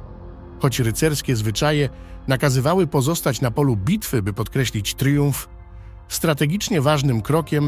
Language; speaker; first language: Polish; native; Polish